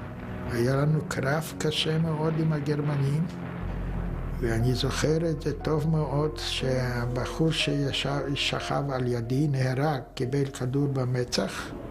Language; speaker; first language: Hebrew; non-native, fluent; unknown